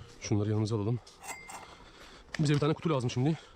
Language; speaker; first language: Turkish; native; Turkish